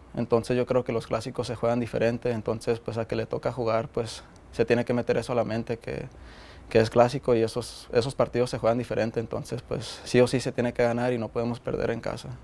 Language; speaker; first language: Spanish; early bilingual, heritage; Spanish